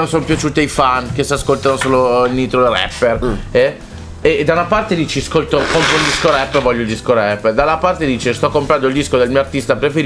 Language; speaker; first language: Italian; native; Italian